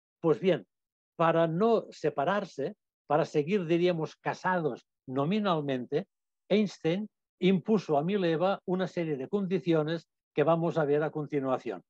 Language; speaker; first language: Spanish; non-native, local second language; Catalan